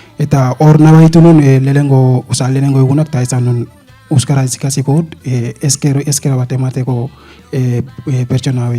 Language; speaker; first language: Basque; non-native, fluent; Chinese